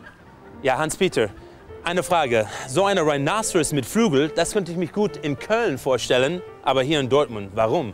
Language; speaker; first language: German; non-native, learner; English